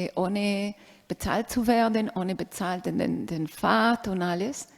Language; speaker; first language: German; non-native, learner; Spanish